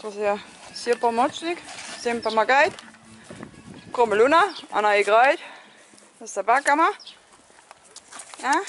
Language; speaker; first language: Russian; non-native, fluent; German